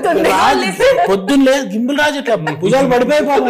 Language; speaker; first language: Telugu; native; Telugu